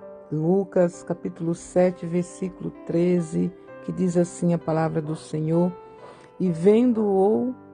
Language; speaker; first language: Portuguese; native; Portuguese